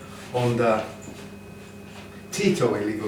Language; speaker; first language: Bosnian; non-native, learner; English